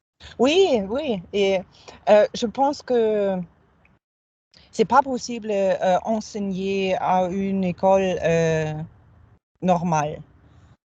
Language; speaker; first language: French; non-native, fluent; German